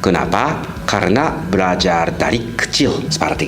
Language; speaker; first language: Indonesian; non-native, fluent; Japanese